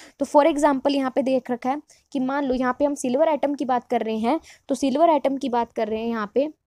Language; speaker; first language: Hindi; non-native, local second language; Punjabi